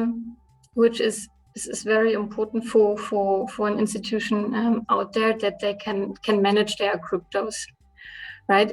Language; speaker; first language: English; non-native, fluent; German